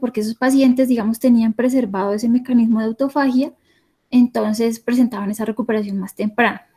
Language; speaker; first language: Spanish; native; Spanish